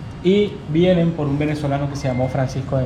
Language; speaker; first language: Spanish; native; Spanish